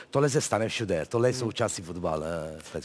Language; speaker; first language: Czech; non-native, fluent; Italian